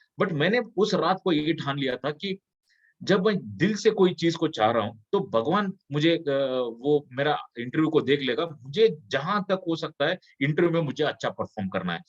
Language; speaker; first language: Hindi; non-native, local second language; Kannada